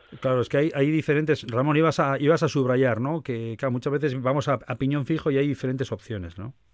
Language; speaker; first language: Spanish; native; Spanish